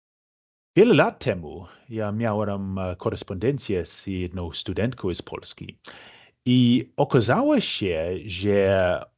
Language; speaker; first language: Polish; non-native, fluent; English